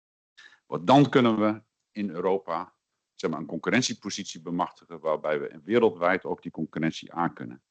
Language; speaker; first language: Dutch; native; Dutch